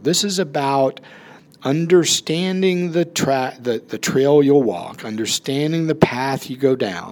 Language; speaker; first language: English; native; English